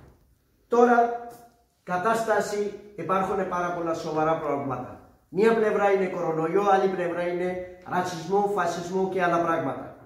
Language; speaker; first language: Greek; non-native, fluent; Urdu